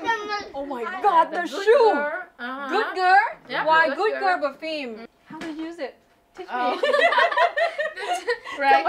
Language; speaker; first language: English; non-native, learner; Vietnamese